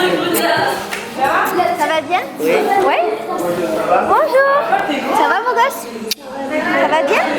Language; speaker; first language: French; native; French